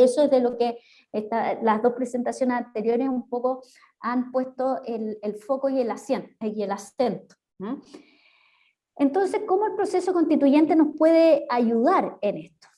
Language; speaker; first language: Spanish; native; Spanish